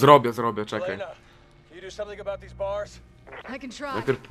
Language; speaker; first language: Polish; native; Polish